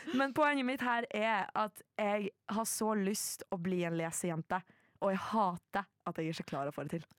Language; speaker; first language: Norwegian; early bilingual, other home language; Polish